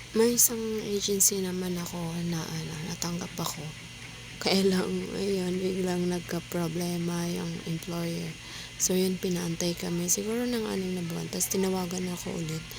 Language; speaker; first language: Filipino; non-native, local second language; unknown